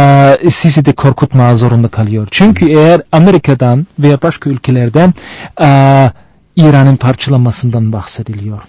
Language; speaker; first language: Turkish; non-native, fluent; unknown